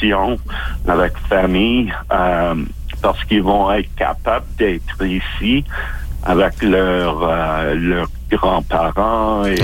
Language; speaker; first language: French; non-native, local second language; English